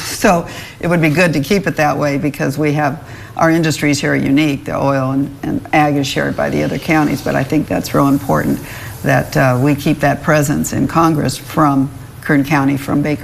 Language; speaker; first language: English; native; English